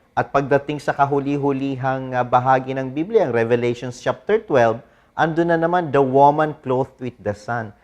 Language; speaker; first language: Filipino; non-native, local second language; Bikol